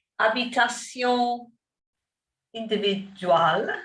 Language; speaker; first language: Spanish; non-native, learner; English